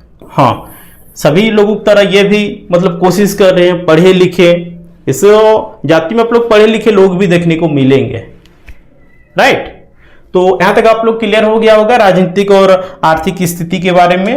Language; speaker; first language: Hindi; native; Hindi